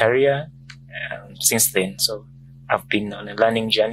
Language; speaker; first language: English; non-native, local second language; Ganda